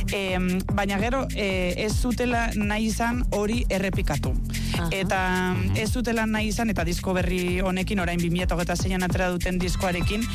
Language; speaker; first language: Basque; native; Basque